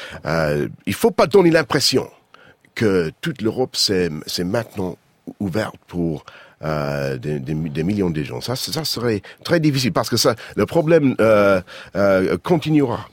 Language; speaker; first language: French; non-native, fluent; English